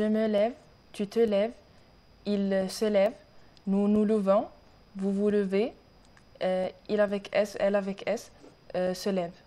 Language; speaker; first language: French; non-native, learner; Arabic